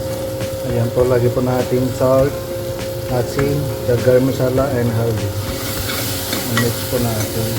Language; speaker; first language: Filipino; non-native, local second language; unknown